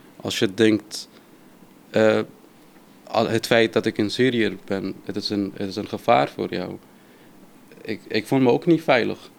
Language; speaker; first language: Dutch; non-native, fluent; Arabic